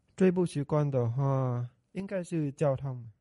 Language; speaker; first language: Chinese; non-native, learner; Vietnamese